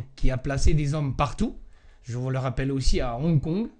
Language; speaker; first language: French; non-native, fluent; Chinese